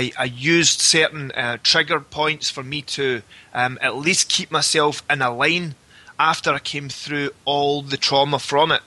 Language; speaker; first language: English; native; English